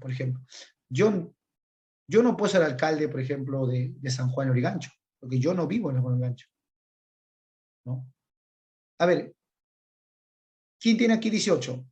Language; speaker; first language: Spanish; native; Spanish